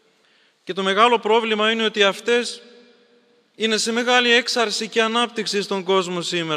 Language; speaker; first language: Greek; native; Greek